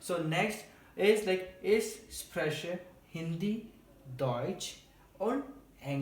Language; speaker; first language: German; non-native, fluent; Hindi